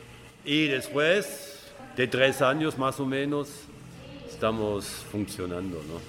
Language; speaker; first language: Spanish; non-native, fluent; German